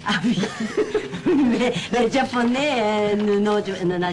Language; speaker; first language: French; non-native, learner; Japanese